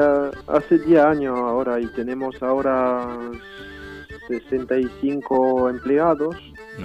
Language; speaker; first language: Spanish; early bilingual, heritage; French